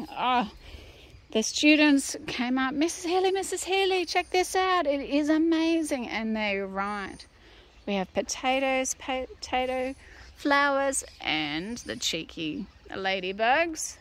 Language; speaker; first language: English; native; English